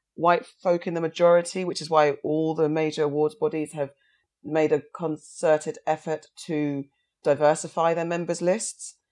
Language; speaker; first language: English; native; English